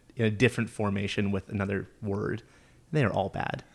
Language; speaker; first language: English; native; English